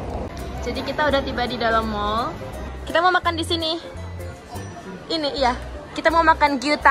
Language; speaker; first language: Indonesian; native; Indonesian